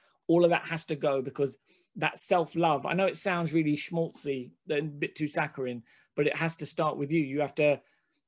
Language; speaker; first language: English; non-native, local second language; Hindi